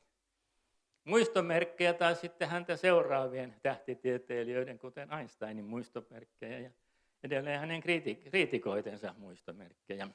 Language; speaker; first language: Finnish; native; Finnish